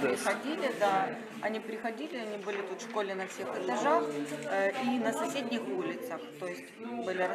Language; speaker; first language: Russian; native; Russian